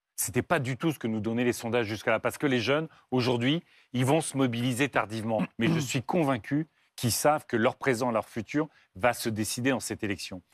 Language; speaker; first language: French; native; French